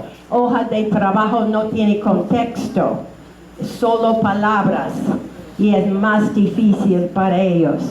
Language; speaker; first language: Spanish; non-native, fluent; English